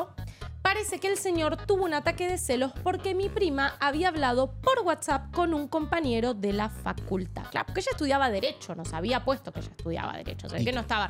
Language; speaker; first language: Spanish; native; Spanish